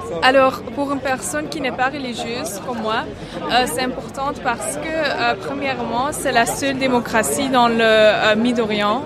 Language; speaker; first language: French; non-native, fluent; Persian